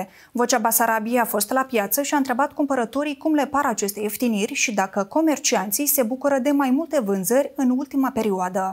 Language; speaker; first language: Romanian; native; Romanian